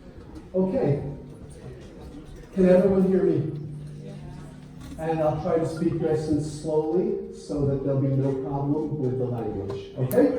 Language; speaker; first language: English; native; English